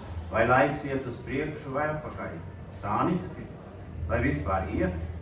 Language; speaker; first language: Latvian; early bilingual, heritage; Latvian